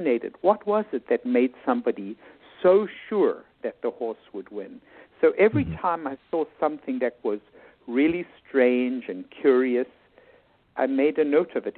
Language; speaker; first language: English; native; English